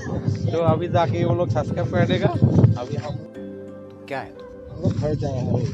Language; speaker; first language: Hindi; non-native, local second language; Assamese